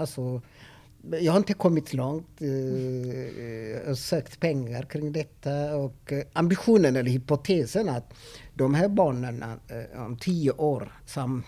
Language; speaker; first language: Swedish; non-native, fluent; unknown